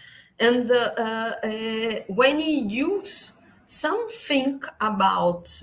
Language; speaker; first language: English; non-native, learner; Portuguese